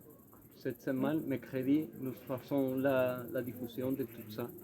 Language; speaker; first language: French; non-native, learner; Spanish